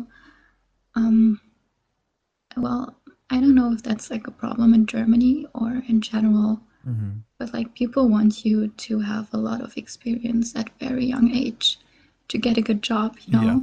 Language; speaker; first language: English; non-native, fluent; German